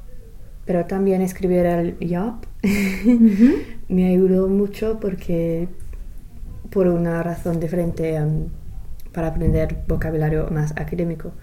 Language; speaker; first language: Spanish; non-native, fluent; English